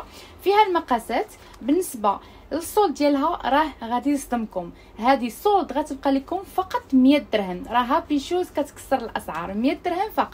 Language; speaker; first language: Arabic; native; Arabic